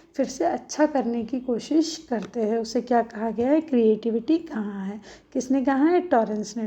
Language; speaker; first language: Hindi; non-native, local second language; Marathi